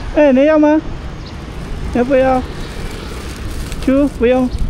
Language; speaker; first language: Chinese; non-native, learner; Filipino